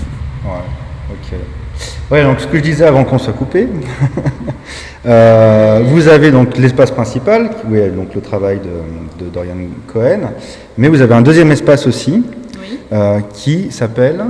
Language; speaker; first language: French; native; French